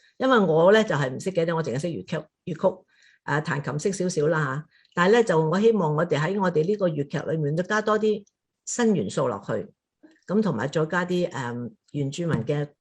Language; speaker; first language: Cantonese; native; Cantonese